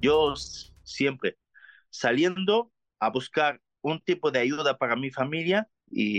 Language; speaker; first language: Spanish; non-native, learner; Arabic